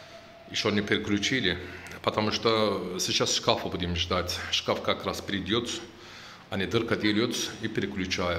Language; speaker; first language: Russian; non-native, local second language; Turkish